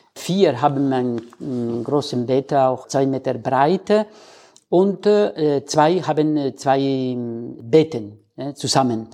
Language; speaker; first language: German; non-native, fluent; Spanish